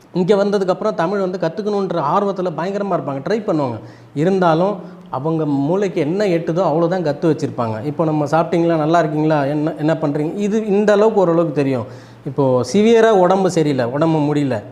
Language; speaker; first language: Tamil; early bilingual, other home language; Nepali